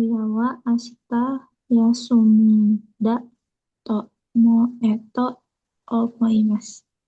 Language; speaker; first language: Japanese; non-native, learner; Indonesian